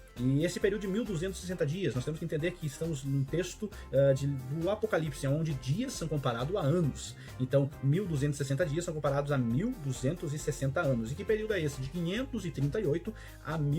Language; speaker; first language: Portuguese; native; Portuguese